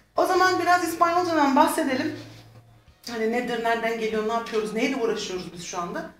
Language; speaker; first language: Turkish; native; Turkish